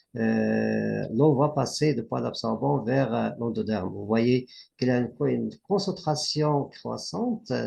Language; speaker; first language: French; non-native, local second language; Arabic